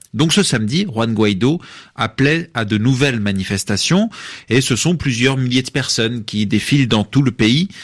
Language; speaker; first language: French; native; French